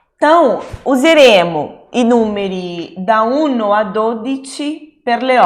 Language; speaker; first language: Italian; non-native, fluent; Portuguese